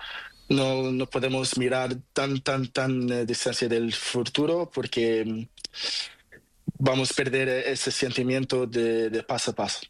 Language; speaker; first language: Spanish; non-native, learner; Portuguese